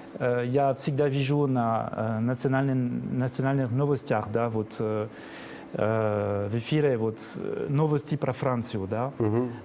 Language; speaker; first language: Russian; non-native, fluent; French